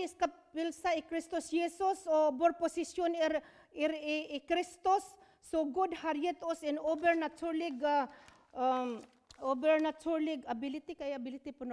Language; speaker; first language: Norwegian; non-native, fluent; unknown